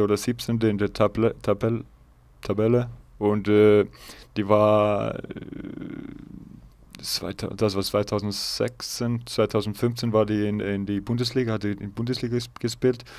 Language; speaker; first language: German; non-native, fluent; Icelandic